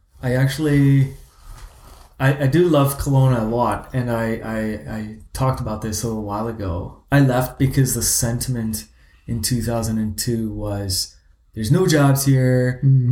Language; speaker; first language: English; native; English